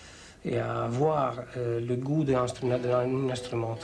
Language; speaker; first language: French; non-native, fluent; Italian